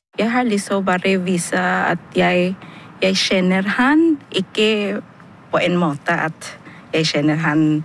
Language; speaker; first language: Norwegian; non-native, learner; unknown